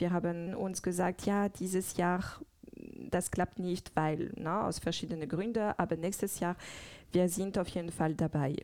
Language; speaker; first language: German; non-native, fluent; French